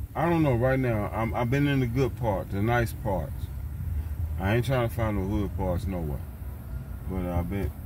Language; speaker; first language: English; native; English